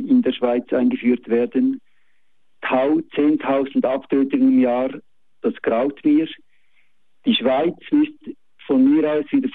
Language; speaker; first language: German; native; German